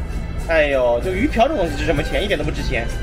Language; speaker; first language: Chinese; native; Chinese